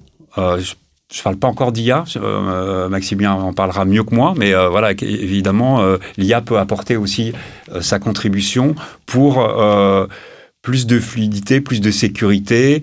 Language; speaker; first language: French; native; French